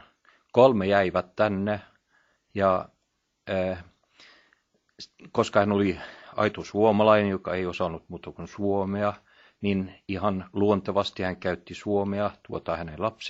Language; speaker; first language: Finnish; early bilingual, heritage; Norwegian